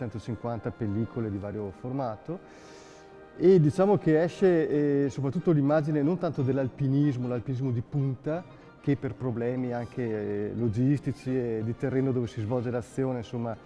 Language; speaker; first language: Italian; native; Italian